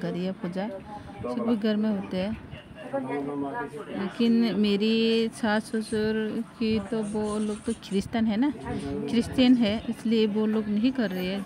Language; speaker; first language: Hindi; non-native, local second language; Kok Borok